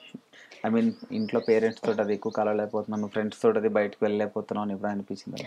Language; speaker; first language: Telugu; native; Telugu